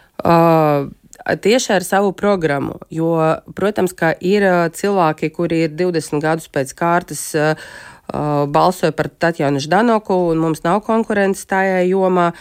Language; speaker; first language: Latvian; non-native, local second language; Russian